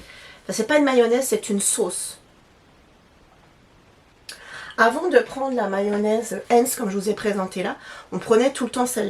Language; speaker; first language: French; native; French